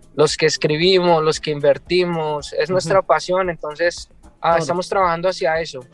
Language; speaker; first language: Spanish; native; Spanish